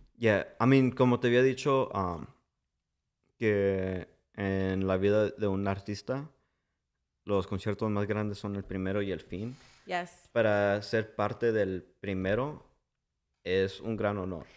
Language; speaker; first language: Spanish; early bilingual, heritage; English